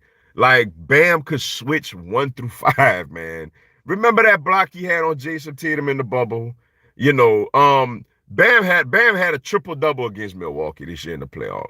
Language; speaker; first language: English; native; English